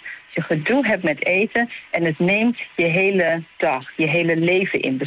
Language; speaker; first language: Dutch; native; Dutch